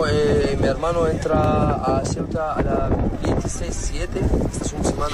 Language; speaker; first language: Spanish; non-native, learner; Arabic